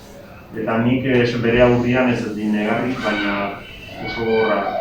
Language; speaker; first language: Basque; native; Basque